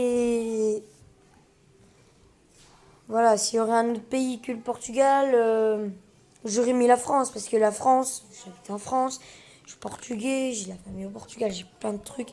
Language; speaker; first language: French; early bilingual, other home language; Portuguese